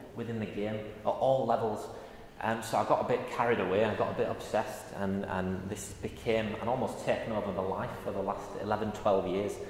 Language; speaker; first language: English; native; English